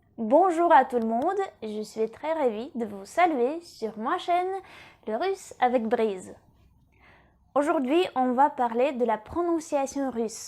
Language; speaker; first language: French; non-native, fluent; Russian